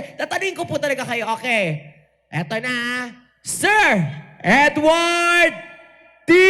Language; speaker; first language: Filipino; native; Filipino